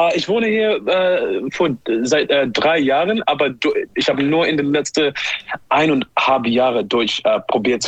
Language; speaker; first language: German; non-native, learner; English